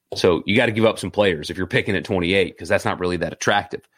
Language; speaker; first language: English; native; English